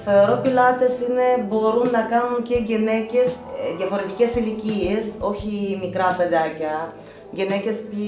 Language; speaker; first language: Greek; non-native, learner; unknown